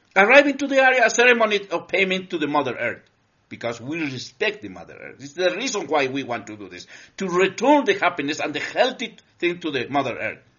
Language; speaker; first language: English; non-native, learner; Spanish